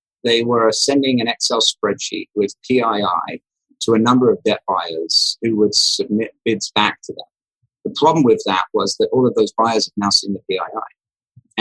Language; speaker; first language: English; native; English